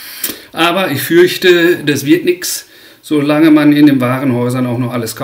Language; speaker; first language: German; native; German